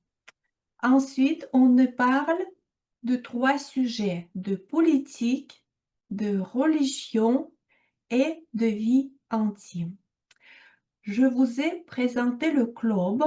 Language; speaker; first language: French; non-native, fluent; Russian